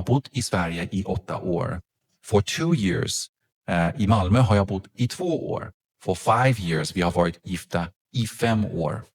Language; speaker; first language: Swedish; non-native, fluent; English